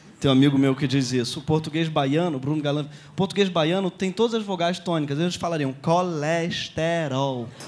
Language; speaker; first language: Portuguese; native; Portuguese